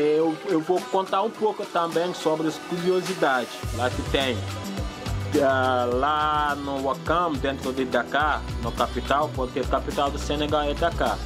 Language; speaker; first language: Portuguese; non-native, fluent; Wolof